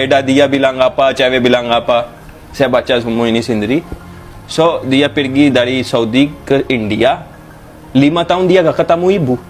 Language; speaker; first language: Indonesian; non-native, fluent; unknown